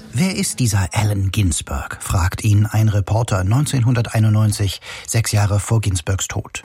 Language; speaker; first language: German; native; German